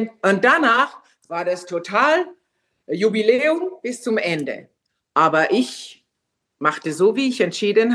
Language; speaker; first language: German; non-native, fluent; Finnish